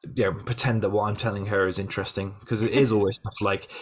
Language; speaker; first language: English; native; English